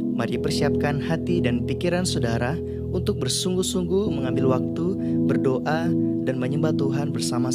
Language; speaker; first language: Indonesian; native; Indonesian